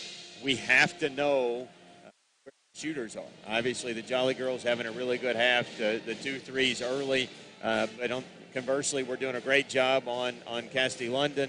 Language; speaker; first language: English; native; English